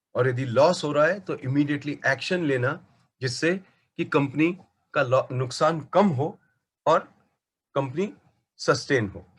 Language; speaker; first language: Hindi; non-native, local second language; Marathi